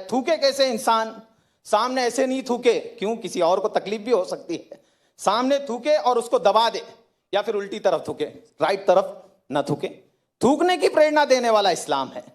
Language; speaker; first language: Hindi; native; Hindi